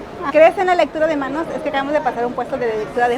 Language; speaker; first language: Spanish; native; Spanish